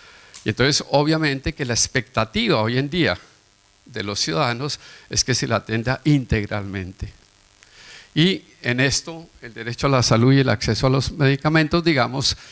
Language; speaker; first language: Spanish; native; Spanish